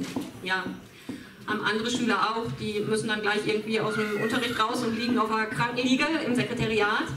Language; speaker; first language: German; native; German